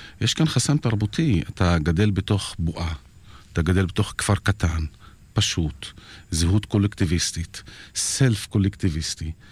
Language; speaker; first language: Hebrew; non-native, local second language; Arabic